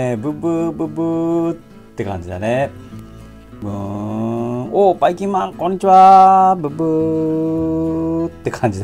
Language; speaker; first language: Japanese; native; Japanese